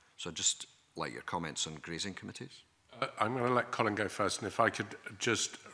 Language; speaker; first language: English; native; English